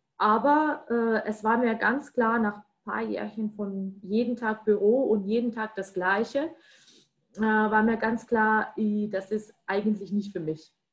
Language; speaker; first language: German; non-native, fluent; Russian